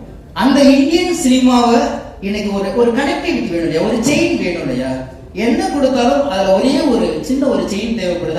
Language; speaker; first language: Tamil; native; Tamil